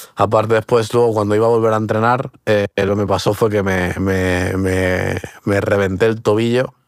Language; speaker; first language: Spanish; early bilingual, other home language; Portuguese